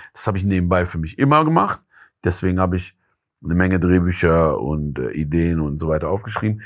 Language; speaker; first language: German; early bilingual, other home language; Persian